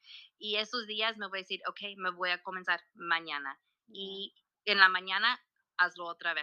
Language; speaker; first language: Spanish; early bilingual, heritage; Spanish